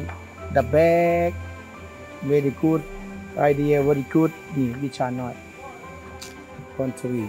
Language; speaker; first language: English; non-native, learner; Thai